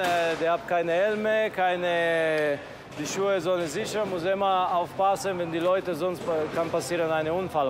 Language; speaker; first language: German; non-native, learner; Italian